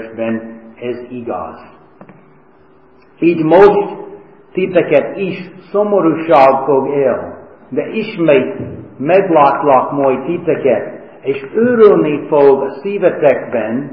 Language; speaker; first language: Hungarian; non-native, fluent; English